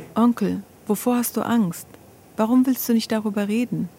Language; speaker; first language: German; early bilingual, other home language; Kurdish